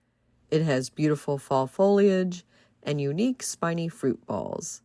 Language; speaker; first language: English; native; English